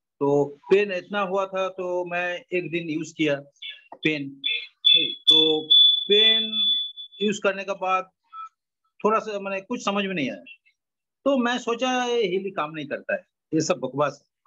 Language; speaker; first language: Hindi; non-native, local second language; Bangla